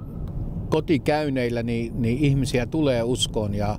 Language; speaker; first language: Finnish; native; Finnish